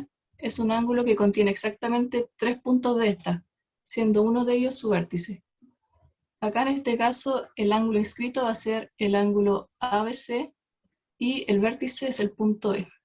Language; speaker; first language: Spanish; native; Spanish